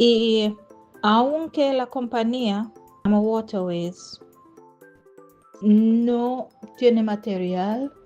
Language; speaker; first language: Spanish; non-native, fluent; English